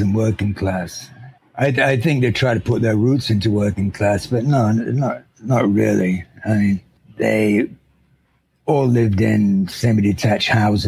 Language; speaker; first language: English; native; English